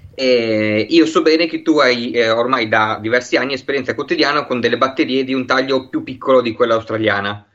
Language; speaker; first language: Italian; native; Italian